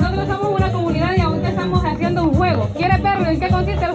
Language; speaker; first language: Spanish; native; Spanish